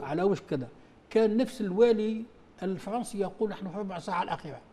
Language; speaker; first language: Arabic; native; Arabic